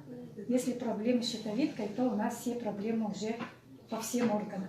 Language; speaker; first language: Russian; native; Russian